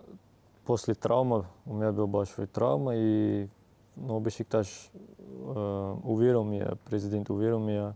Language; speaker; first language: Russian; non-native, learner; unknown